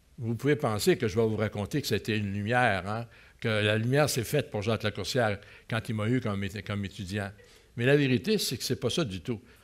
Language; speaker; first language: French; native; French